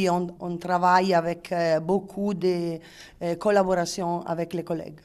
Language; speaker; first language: French; non-native, learner; Italian